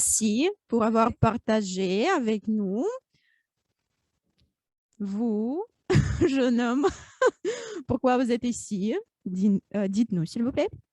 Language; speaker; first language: French; non-native, fluent; Russian